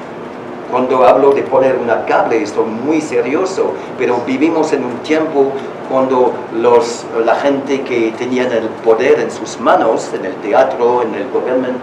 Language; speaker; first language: Spanish; non-native, learner; French